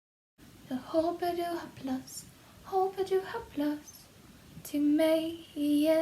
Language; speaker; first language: Swedish; non-native, learner; Russian